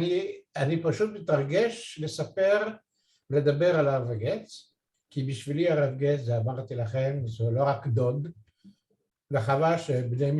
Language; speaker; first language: Hebrew; early bilingual, other home language; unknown